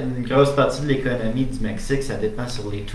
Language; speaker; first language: French; native; French